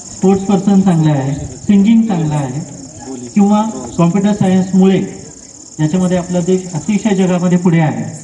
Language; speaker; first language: Marathi; native; Marathi